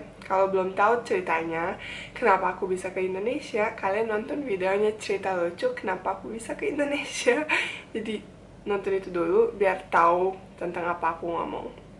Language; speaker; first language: Indonesian; non-native, fluent; Bosnian